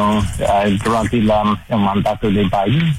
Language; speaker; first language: Spanish; non-native, learner; English